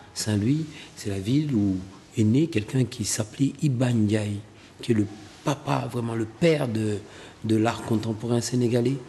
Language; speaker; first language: French; non-native, local second language; Wolof